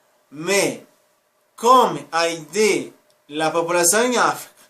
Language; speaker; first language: French; non-native, learner; Spanish